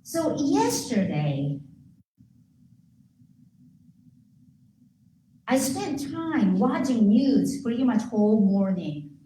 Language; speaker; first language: English; non-native, fluent; Japanese